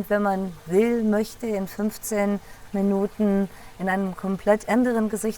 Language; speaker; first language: German; native; German